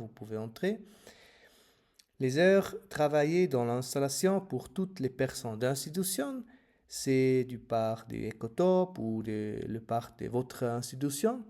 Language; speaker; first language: French; non-native, fluent; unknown